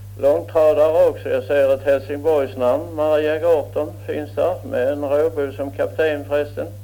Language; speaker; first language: Swedish; native; Swedish